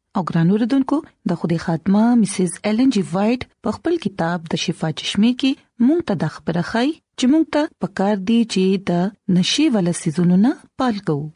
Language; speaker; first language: Pashto; non-native, local second language; Punjabi